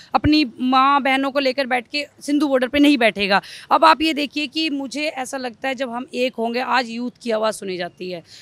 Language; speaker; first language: Hindi; native; Hindi